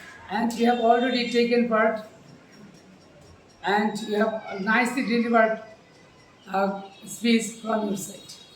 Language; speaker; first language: English; non-native, local second language; Bangla